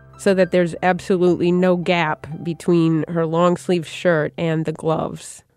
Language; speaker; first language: English; native; English